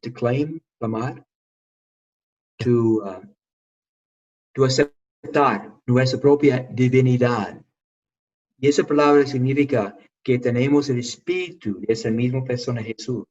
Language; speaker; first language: Spanish; non-native, fluent; English